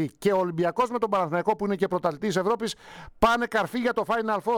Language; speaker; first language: Greek; native; Greek